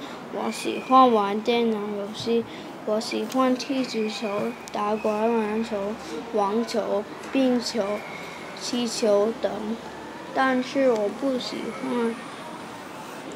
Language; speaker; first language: Chinese; non-native, local second language; Cantonese